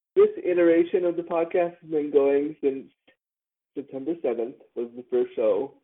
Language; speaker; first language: English; native; English